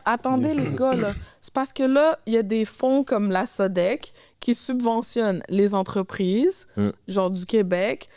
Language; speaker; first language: French; native; French